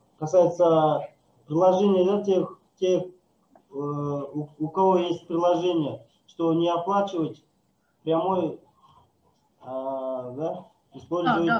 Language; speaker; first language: Russian; non-native, local second language; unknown